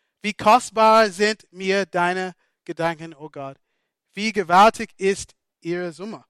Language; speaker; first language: German; non-native, fluent; English